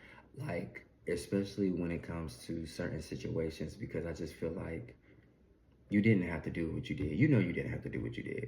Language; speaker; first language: English; native; English